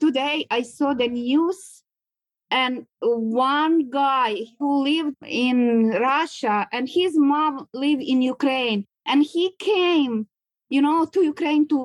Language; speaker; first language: English; non-native, learner; Ukrainian